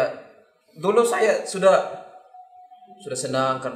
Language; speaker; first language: Indonesian; non-native, learner; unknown